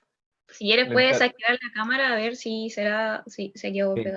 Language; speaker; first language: Spanish; native; Spanish